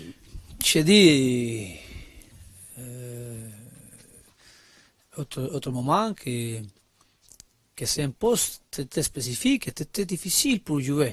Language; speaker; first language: French; non-native, learner; Spanish